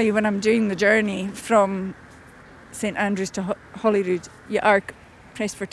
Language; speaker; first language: English; native; English